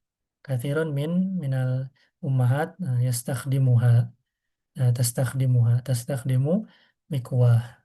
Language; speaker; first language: Arabic; non-native, fluent; Indonesian